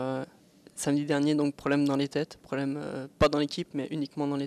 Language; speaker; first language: French; native; French